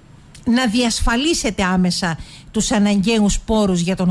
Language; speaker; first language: Greek; native; Greek